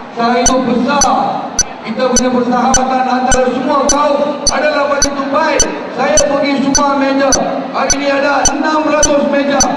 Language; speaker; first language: Malay; non-native, local second language; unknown